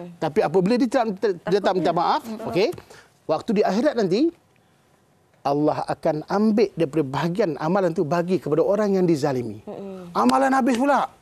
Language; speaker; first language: Malay; native; Malay